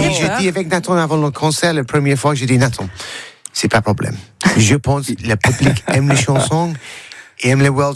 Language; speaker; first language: French; non-native, learner; English